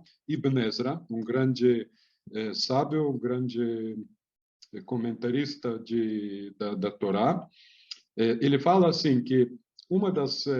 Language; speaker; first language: Portuguese; non-native, fluent; Hebrew